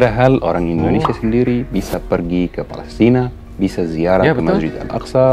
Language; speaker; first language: Indonesian; non-native, fluent; Arabic